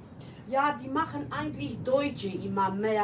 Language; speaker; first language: German; non-native, learner; Kurdish